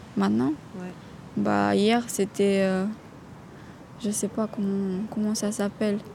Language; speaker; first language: French; non-native, learner; Romanian